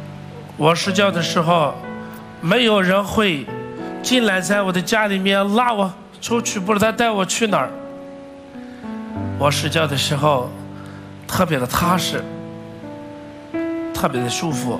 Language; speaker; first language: Chinese; non-native, fluent; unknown